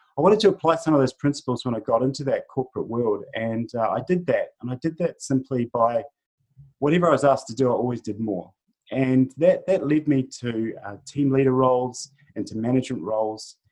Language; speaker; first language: English; native; English